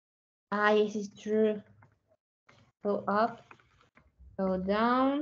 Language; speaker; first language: English; non-native, learner; Spanish